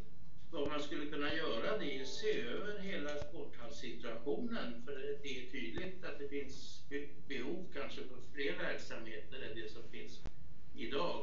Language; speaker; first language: Swedish; native; Swedish